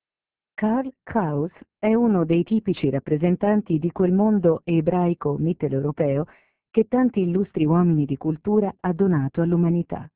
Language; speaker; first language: Italian; native; Italian